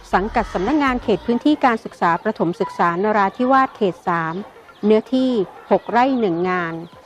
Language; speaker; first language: Thai; non-native, local second language; Pattani Malay